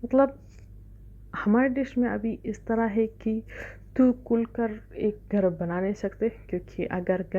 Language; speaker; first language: Hindi; non-native, fluent; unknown